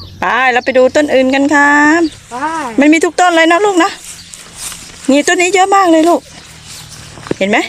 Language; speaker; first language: Thai; native; Thai